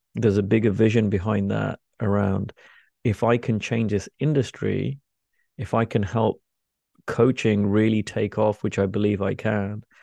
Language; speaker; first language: English; native; English